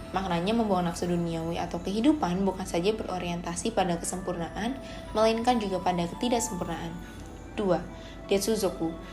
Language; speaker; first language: Indonesian; native; Indonesian